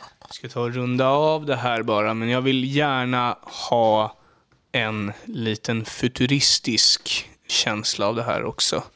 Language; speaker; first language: Swedish; native; Swedish